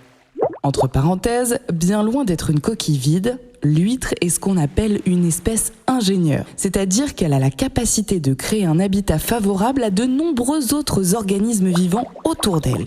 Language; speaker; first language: French; native; French